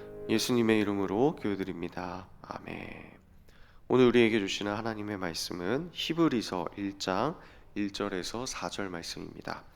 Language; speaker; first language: Korean; native; Korean